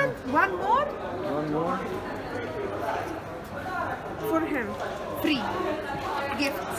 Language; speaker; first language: English; non-native, learner; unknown